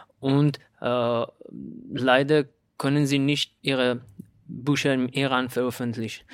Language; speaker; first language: German; non-native, learner; Persian